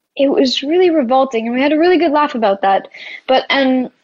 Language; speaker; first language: English; native; English